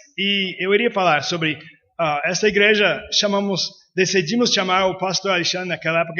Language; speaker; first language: Portuguese; non-native, fluent; English